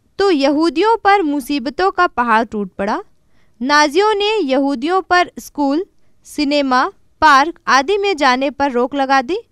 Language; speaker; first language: Hindi; native; Hindi